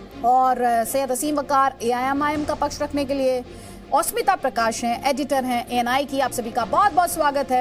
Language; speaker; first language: Hindi; native; Hindi